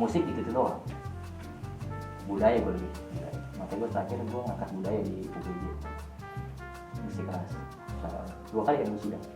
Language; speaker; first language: Indonesian; native; Indonesian